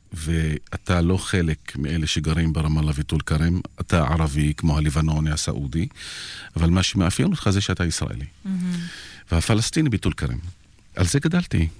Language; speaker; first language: Hebrew; non-native, local second language; Arabic